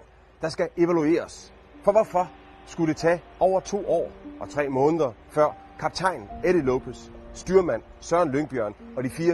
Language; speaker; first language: Danish; native; Danish